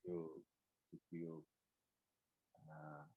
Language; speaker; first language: English; non-native, learner; Portuguese